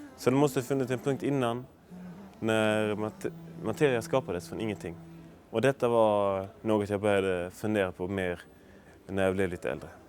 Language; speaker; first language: Swedish; native; Swedish